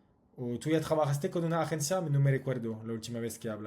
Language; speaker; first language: Spanish; non-native, learner; French